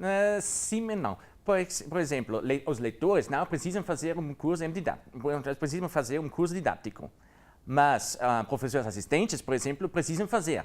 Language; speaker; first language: Portuguese; non-native, learner; German